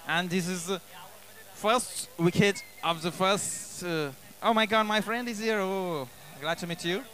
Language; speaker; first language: English; non-native, local second language; Marathi